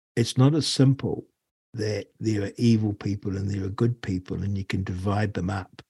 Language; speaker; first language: English; native; English